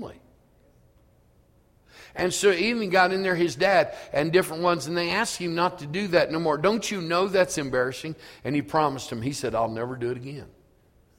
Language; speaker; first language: English; native; English